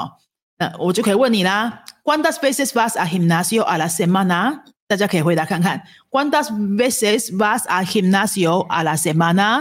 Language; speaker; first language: Spanish; non-native, fluent; Chinese